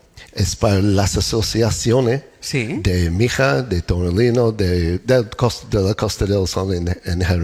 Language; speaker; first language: Spanish; non-native, learner; English